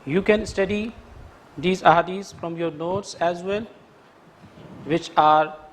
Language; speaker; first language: English; non-native, local second language; Urdu